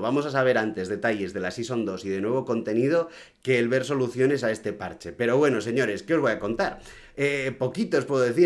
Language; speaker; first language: Spanish; native; Spanish